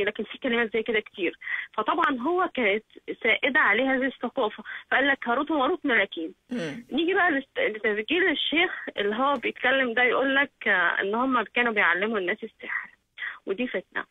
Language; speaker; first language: Arabic; native; Arabic